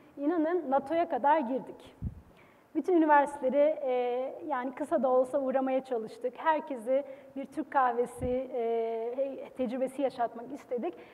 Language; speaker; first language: Turkish; native; Turkish